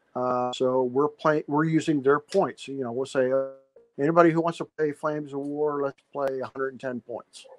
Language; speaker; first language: English; native; English